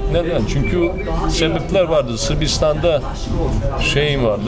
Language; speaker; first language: Turkish; non-native, fluent; Serbian